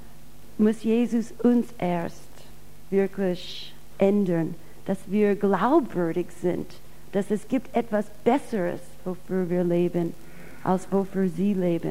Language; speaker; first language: German; non-native, fluent; English